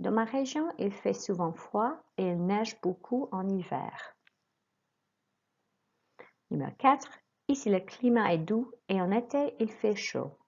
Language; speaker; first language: French; non-native, fluent; English